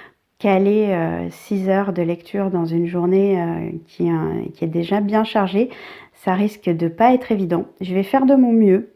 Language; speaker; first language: French; native; French